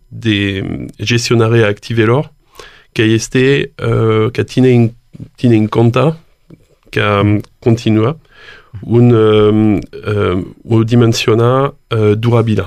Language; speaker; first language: Romanian; non-native, learner; French